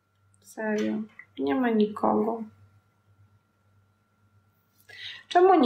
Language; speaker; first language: Polish; non-native, learner; Ukrainian